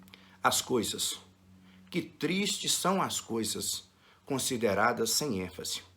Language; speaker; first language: Portuguese; native; Portuguese